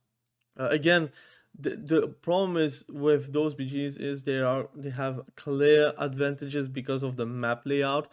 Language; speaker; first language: English; non-native, fluent; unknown